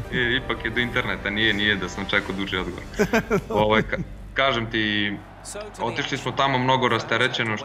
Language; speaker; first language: Serbian; early bilingual, other home language; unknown